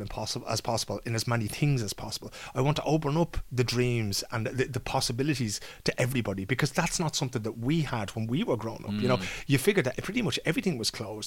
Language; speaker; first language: English; native; English